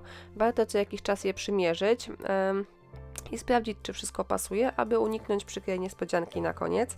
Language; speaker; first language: Polish; native; Polish